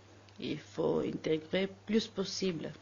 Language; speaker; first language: French; non-native, learner; Armenian